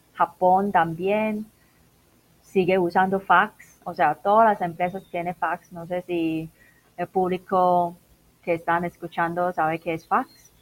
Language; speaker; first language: Spanish; non-native, fluent; Cantonese